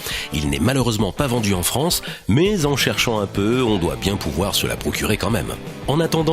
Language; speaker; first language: French; native; French